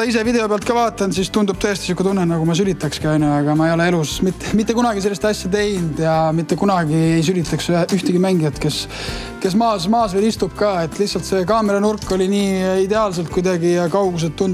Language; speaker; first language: Estonian; native; Estonian